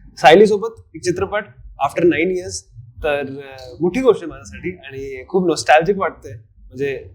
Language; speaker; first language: Marathi; non-native, fluent; Hindi